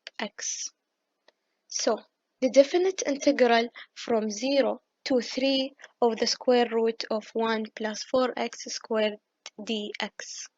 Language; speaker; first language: English; non-native, fluent; Arabic